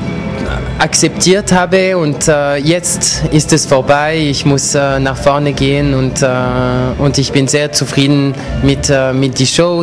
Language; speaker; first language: German; non-native, local second language; French